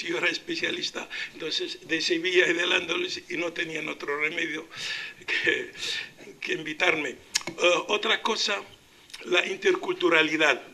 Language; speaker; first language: Spanish; non-native, local second language; Arabic